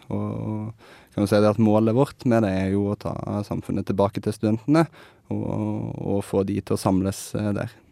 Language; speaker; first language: Norwegian; native; Norwegian